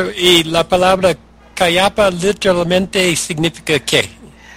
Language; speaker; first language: Spanish; non-native, learner; English